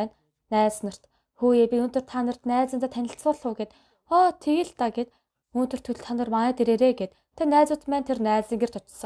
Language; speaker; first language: Mongolian; non-native, fluent; Korean